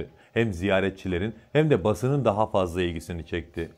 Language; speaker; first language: Turkish; native; Turkish